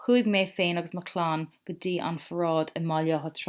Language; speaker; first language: Irish; non-native, local second language; English